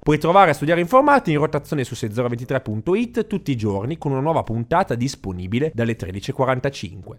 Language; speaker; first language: Italian; native; Italian